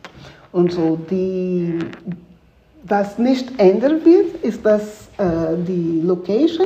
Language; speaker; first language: German; non-native, fluent; Spanish